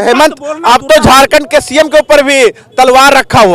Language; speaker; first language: Hindi; native; Hindi